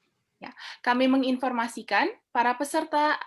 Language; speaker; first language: Indonesian; native; Indonesian